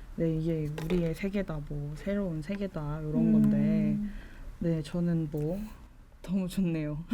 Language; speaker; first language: Korean; native; Korean